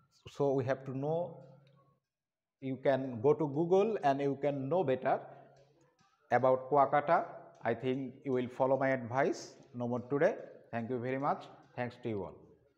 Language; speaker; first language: English; non-native, local second language; Bangla